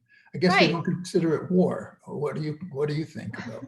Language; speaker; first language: English; native; English